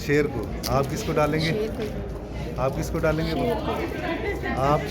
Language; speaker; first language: Urdu; non-native, local second language; Punjabi